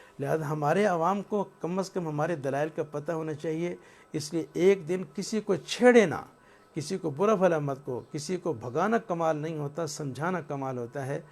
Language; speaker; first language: Urdu; non-native, local second language; Punjabi